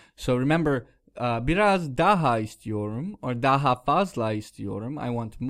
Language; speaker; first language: Turkish; non-native, learner; English